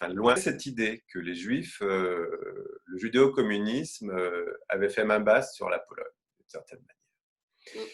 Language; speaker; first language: French; native; French